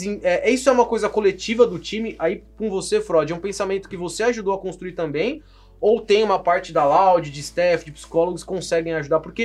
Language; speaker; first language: Portuguese; native; Portuguese